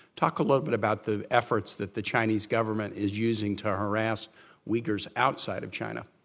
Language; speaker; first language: English; native; English